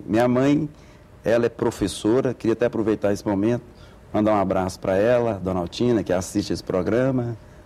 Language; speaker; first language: Portuguese; native; Portuguese